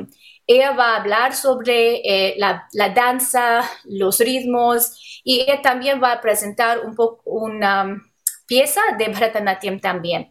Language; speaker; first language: Spanish; non-native, learner; English